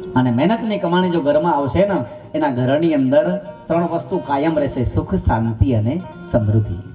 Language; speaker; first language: Gujarati; non-native, local second language; Kachhi